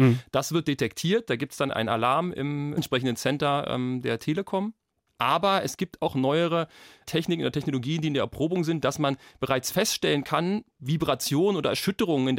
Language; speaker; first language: German; native; German